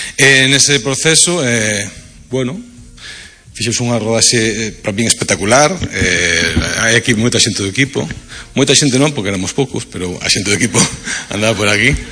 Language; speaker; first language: Galician; native; Galician